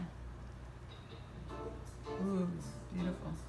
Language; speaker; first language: English; native; English